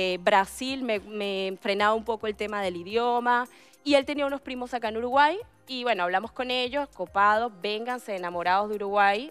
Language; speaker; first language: Spanish; native; Spanish